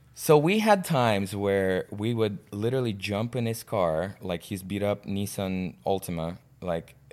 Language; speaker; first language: English; non-native, fluent; Russian